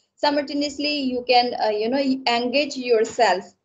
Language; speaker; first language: English; non-native, local second language; Assamese